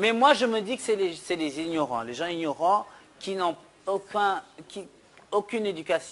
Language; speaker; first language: French; non-native, local second language; Wolof